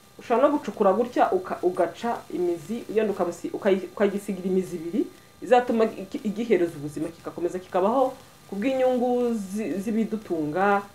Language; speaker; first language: Kinyarwanda; early bilingual, heritage; Kinyarwanda